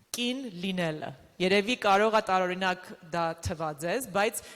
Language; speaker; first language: Armenian; early bilingual, other home language; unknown